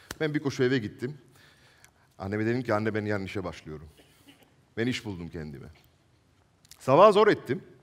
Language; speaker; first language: Turkish; non-native, local second language; Italian